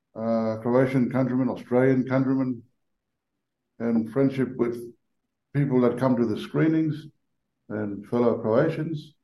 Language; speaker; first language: English; native; English